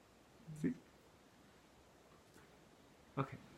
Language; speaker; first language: Spanish; non-native, learner; English